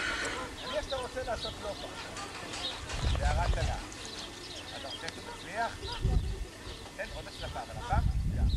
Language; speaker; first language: Hebrew; native; Hebrew